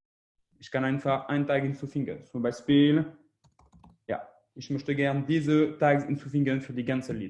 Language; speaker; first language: German; non-native, learner; French